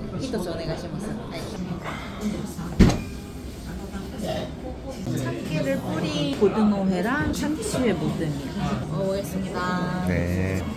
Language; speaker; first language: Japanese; non-native, learner; Korean